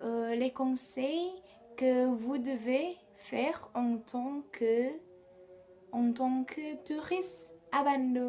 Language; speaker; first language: French; non-native, learner; Indonesian